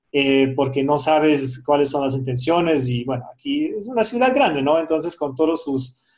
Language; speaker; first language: Spanish; non-native, fluent; German